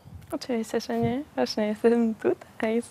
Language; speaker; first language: Polish; non-native, learner; Spanish